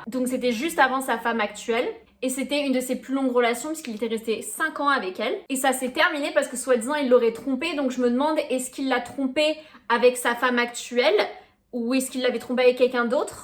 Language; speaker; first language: French; native; French